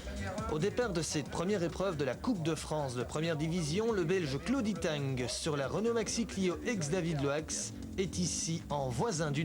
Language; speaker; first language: French; native; French